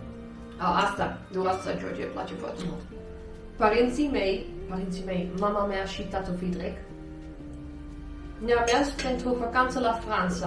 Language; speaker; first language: Romanian; non-native, learner; Dutch